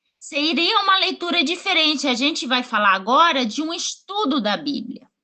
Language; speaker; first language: Portuguese; non-native, fluent; Spanish